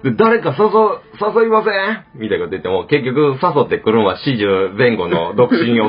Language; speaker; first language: Japanese; native; Japanese